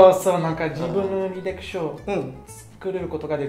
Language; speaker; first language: Japanese; non-native, learner; French